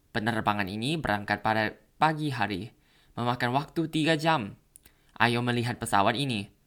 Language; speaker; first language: Indonesian; non-native, learner; Thai